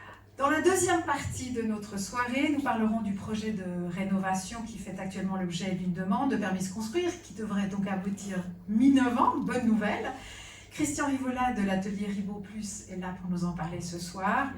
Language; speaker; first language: French; native; French